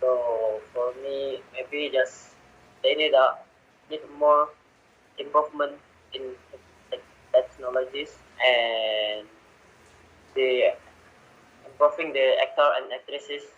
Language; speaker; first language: English; non-native, learner; Indonesian